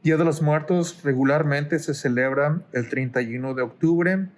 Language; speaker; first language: Spanish; early bilingual, heritage; Spanish